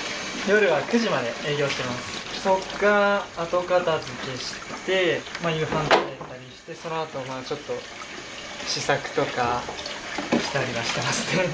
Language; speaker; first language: Japanese; native; Japanese